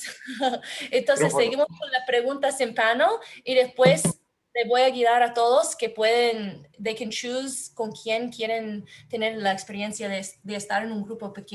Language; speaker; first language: Spanish; non-native, learner; English